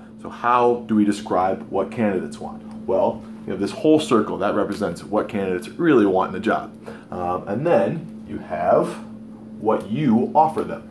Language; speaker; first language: English; native; English